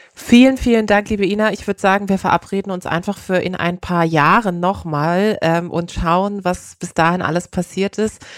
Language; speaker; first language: German; native; German